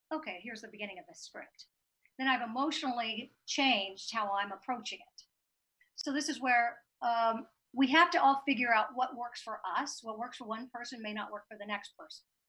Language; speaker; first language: English; native; English